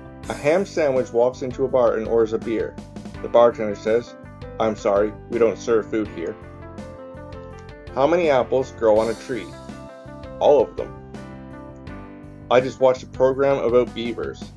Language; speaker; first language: English; native; English